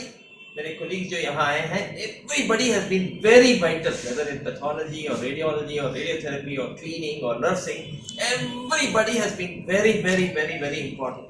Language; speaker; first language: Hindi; non-native, local second language; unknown